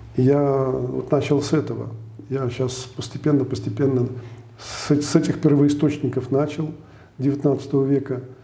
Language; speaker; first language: Russian; native; Russian